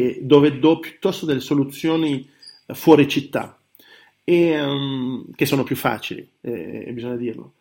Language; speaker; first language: Italian; early bilingual, heritage; Italian